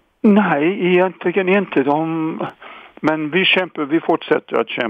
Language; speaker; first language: Swedish; non-native, fluent; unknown